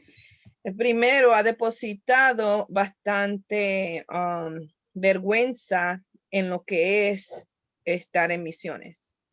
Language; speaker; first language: Spanish; early bilingual, heritage; Spanish